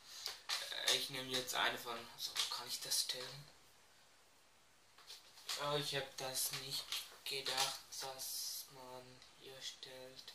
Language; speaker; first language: German; early bilingual, other home language; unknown